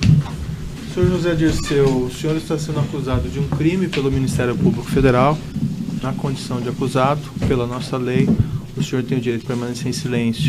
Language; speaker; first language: Portuguese; native; Portuguese